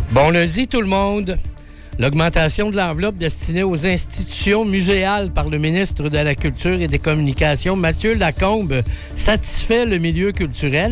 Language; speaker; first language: French; native; French